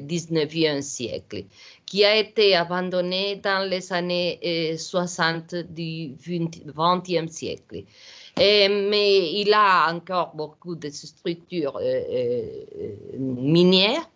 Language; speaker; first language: French; non-native, learner; Portuguese